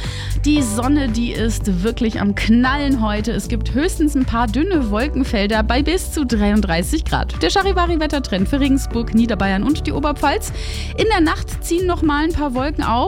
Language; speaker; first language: German; native; German